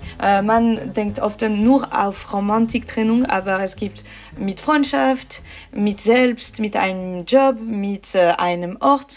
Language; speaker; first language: German; non-native, local second language; French